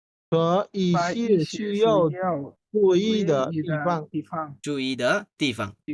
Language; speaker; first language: Chinese; non-native, learner; Bangla